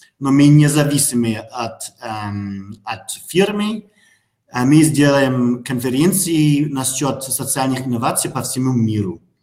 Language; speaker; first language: Russian; non-native, learner; German